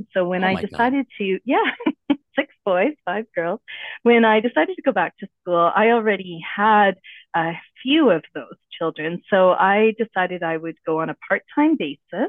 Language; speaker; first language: English; native; English